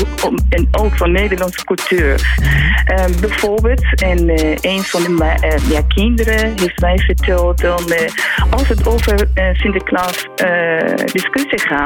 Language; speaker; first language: Dutch; non-native, fluent; Persian